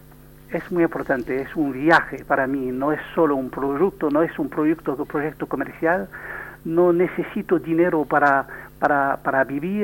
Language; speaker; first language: Spanish; non-native, learner; French